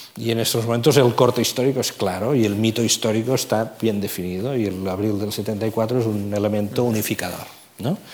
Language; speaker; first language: Spanish; non-native, local second language; Catalan